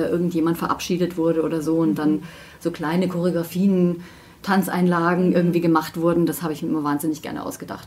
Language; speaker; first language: German; native; German